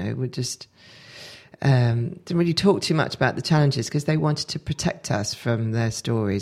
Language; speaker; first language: English; native; English